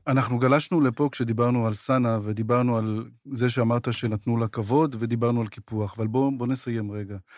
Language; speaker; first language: Hebrew; native; Hebrew